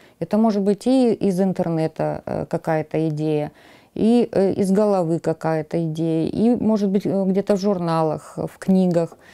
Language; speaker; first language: Russian; native; Russian